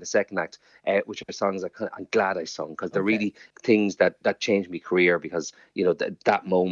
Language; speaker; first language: English; native; English